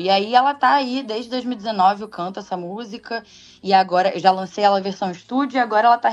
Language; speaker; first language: Portuguese; native; Portuguese